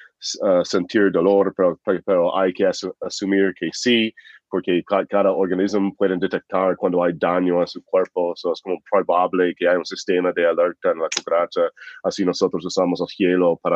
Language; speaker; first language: Spanish; non-native, fluent; English